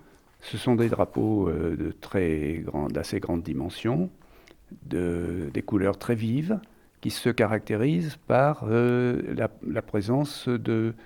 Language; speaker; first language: French; native; French